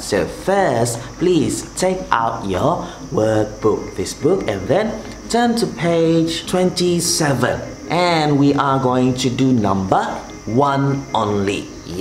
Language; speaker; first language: English; non-native, local second language; Malay